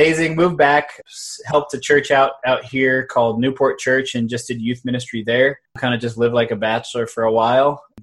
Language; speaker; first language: English; native; English